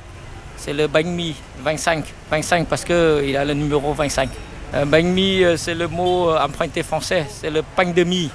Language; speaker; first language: French; non-native, fluent; Vietnamese